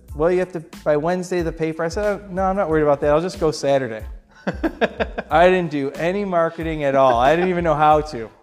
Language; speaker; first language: English; native; English